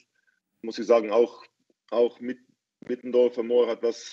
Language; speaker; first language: German; non-native, fluent; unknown